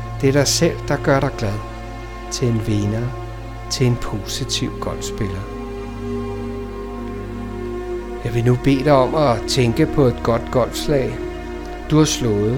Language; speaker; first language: Danish; native; Danish